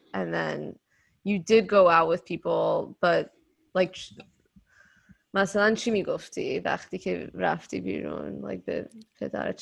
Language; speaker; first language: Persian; early bilingual, heritage; Persian